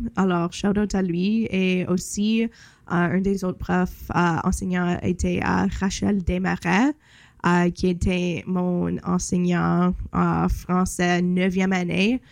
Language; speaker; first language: French; non-native, local second language; English